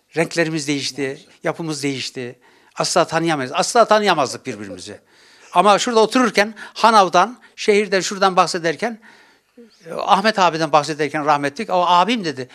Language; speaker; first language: Turkish; native; Turkish